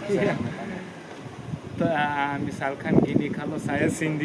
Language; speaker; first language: Indonesian; non-native, learner; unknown